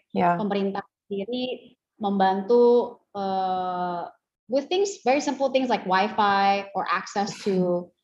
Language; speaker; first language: English; non-native, fluent; Indonesian